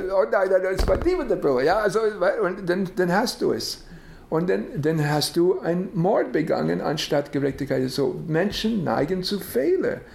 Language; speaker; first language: German; non-native, fluent; English